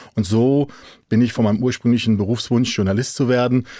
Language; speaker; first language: German; native; German